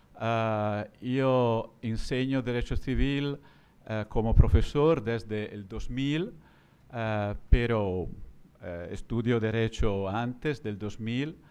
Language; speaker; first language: Spanish; non-native, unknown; Italian